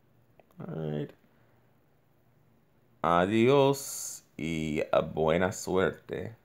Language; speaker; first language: Spanish; non-native, learner; English